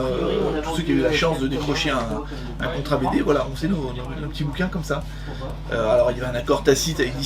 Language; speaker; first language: French; native; French